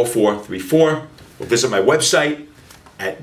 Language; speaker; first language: English; native; English